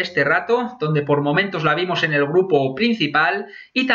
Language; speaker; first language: Spanish; native; Spanish